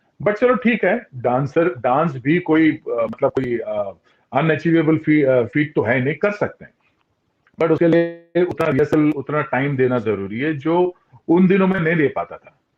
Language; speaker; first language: Hindi; non-native, local second language; Tulu